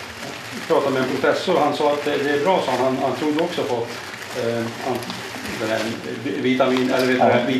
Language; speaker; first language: Swedish; non-native, fluent; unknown